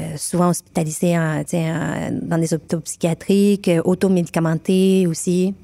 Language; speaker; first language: French; non-native, fluent; Spanish